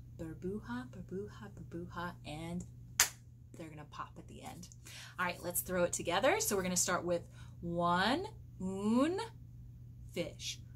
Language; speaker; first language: English; native; English